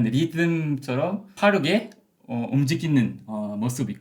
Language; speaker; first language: Korean; non-native, learner; Portuguese